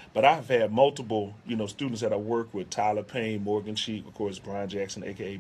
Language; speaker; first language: English; native; English